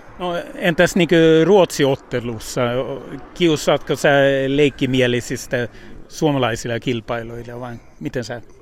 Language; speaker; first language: Finnish; early bilingual, heritage; Swedish